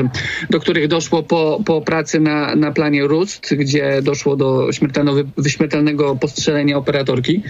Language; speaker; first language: Polish; native; Polish